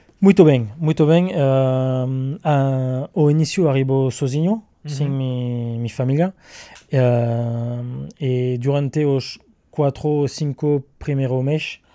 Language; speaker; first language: Portuguese; non-native, learner; French